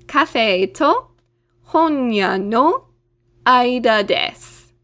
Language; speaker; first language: Japanese; non-native, fluent; English